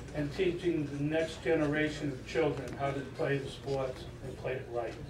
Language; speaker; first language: English; native; English